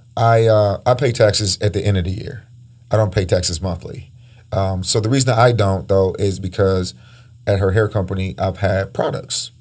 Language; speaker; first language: English; early bilingual, other home language; Spanish